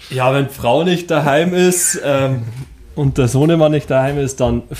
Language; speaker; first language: German; native; German